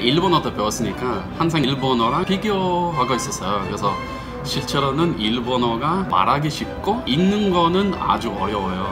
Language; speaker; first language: Korean; non-native, fluent; Hebrew